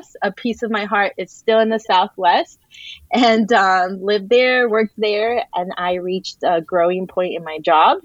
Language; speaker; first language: English; early bilingual, other home language; Spanish